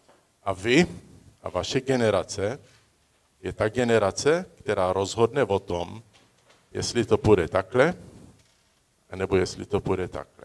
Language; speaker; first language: Czech; early bilingual, heritage; Czech